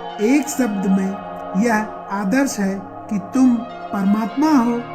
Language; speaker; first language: Hindi; native; Hindi